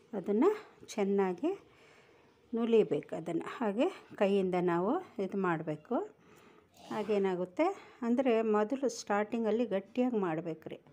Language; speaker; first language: Kannada; non-native, local second language; Telugu